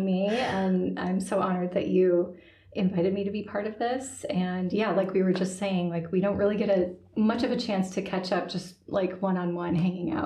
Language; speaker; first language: English; native; English